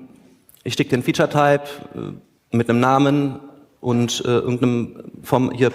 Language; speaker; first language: German; native; German